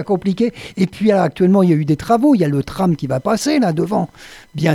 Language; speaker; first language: French; native; French